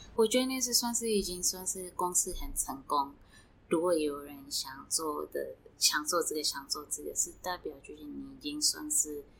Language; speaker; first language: Chinese; non-native, fluent; Swati